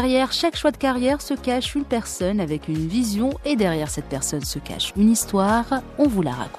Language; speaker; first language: French; native; French